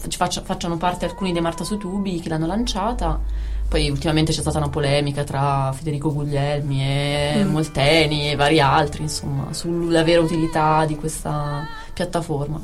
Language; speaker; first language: Italian; native; Italian